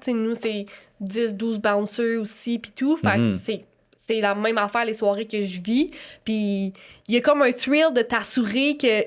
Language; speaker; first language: French; native; French